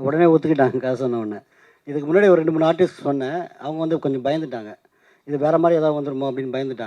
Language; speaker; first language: Tamil; native; Tamil